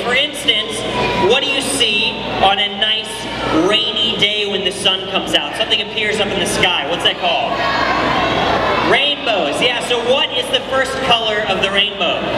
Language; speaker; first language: English; native; English